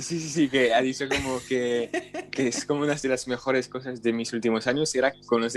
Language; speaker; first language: Spanish; non-native, fluent; French